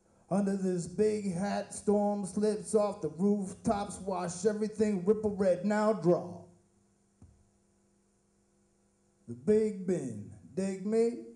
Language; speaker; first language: English; native; English